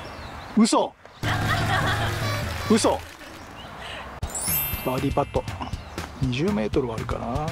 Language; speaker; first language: Japanese; native; Japanese